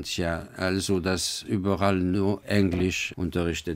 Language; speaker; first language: German; non-native, fluent; French